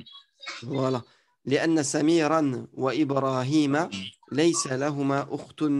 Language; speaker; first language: Arabic; non-native, fluent; French